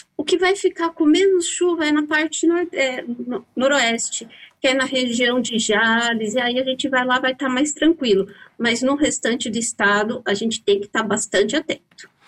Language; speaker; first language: Portuguese; native; Portuguese